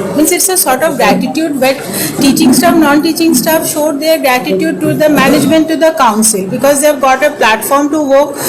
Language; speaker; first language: English; non-native, local second language; Bangla